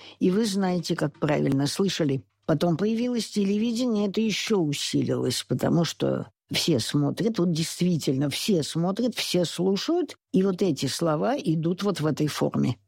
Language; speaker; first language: Russian; native; Russian